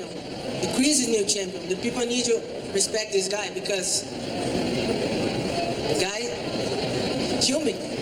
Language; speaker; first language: English; non-native, learner; Portuguese